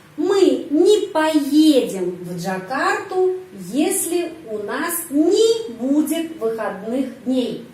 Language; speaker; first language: Russian; non-native, fluent; Indonesian